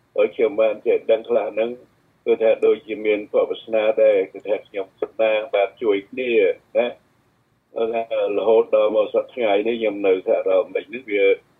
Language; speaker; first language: Khmer; native; Khmer